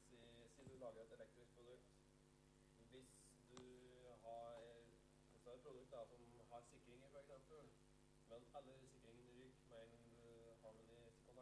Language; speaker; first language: Norwegian; native; Norwegian